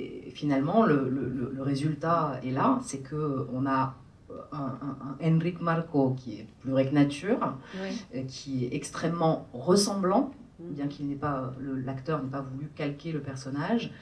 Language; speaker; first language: French; native; French